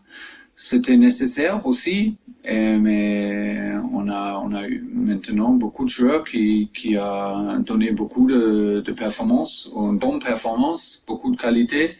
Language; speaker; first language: French; non-native, fluent; German